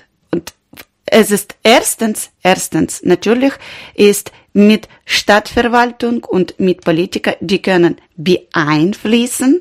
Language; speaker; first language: German; non-native, learner; Ukrainian